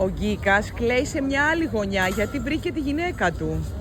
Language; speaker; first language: Greek; native; Greek